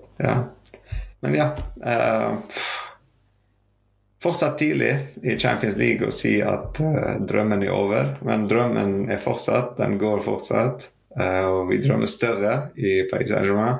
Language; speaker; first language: Norwegian; non-native, fluent; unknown